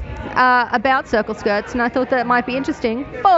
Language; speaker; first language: English; native; English